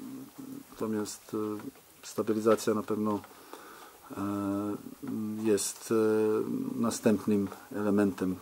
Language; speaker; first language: Polish; non-native, fluent; Serbian